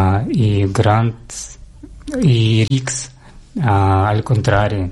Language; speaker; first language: Catalan; non-native, learner; Russian